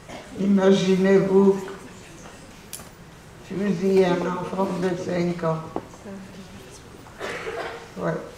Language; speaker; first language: French; non-native, fluent; Polish